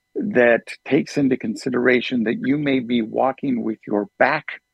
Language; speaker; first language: English; native; English